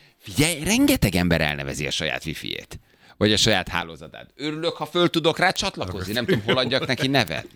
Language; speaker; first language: Hungarian; native; Hungarian